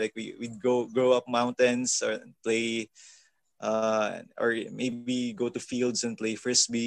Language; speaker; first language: English; non-native, local second language; Filipino